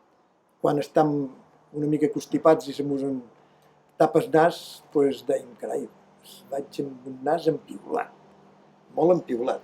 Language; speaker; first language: Catalan; native; Catalan